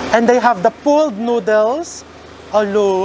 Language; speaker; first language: English; non-native, local second language; Filipino